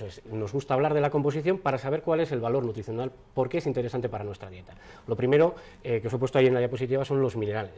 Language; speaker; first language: Spanish; native; Spanish